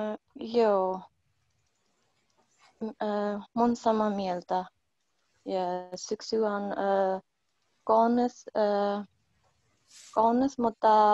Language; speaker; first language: Finnish; non-native, learner; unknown